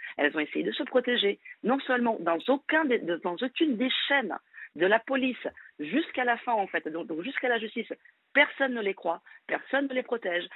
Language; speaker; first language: French; non-native, fluent; Portuguese